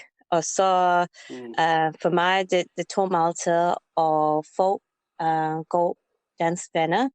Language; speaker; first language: Danish; non-native, learner; English